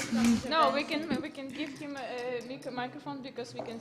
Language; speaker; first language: English; non-native, fluent; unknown